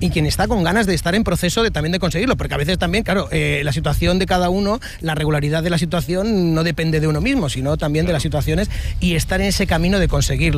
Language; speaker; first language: Spanish; native; Spanish